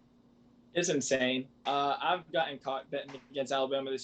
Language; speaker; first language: English; native; English